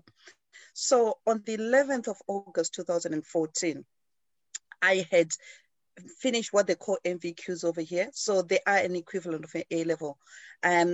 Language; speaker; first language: English; non-native, local second language; Shona